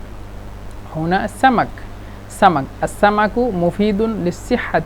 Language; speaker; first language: Egyptian Arabic; non-native, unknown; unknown